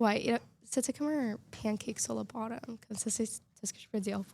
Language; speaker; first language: French; non-native, local second language; English